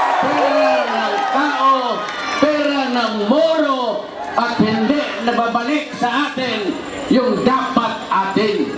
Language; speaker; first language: Filipino; non-native, local second language; Cebuano